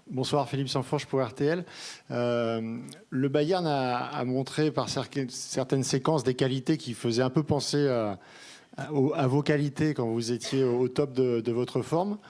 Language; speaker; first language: French; native; French